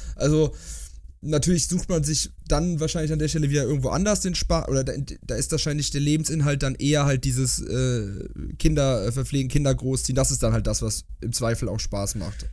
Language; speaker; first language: German; native; German